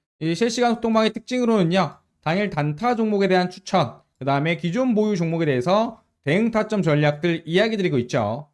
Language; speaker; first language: Korean; native; Korean